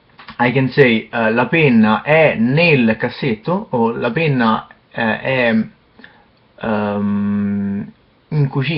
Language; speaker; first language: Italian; non-native, fluent; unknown